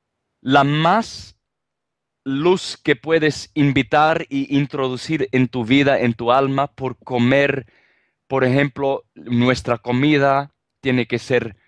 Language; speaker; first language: Spanish; non-native, fluent; Italian